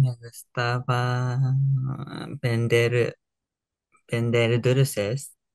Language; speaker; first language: Spanish; non-native, learner; Japanese